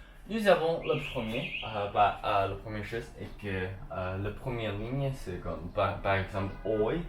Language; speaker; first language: French; non-native, learner; Chinese